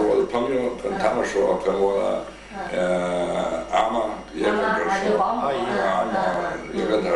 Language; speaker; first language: Chinese; non-native, local second language; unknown